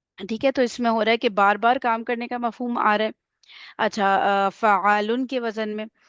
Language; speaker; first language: Urdu; native; Urdu